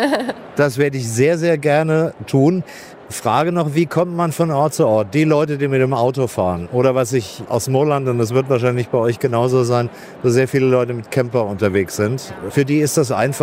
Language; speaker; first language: German; native; German